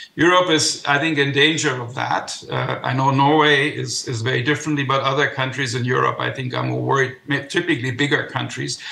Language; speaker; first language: English; non-native, fluent; German